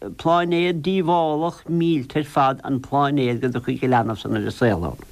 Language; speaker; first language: Irish; native; Irish